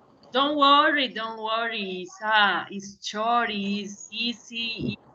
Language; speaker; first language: English; non-native, fluent; Spanish